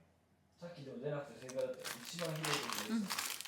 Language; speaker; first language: Japanese; native; Japanese